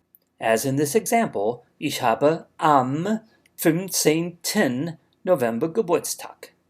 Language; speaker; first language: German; non-native, fluent; English